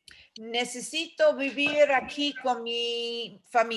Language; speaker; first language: Spanish; non-native, fluent; English